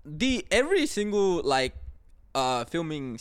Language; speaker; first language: English; non-native, local second language; Sinhala